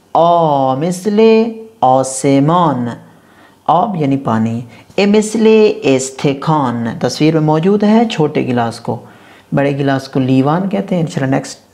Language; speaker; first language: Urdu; non-native, local second language; Punjabi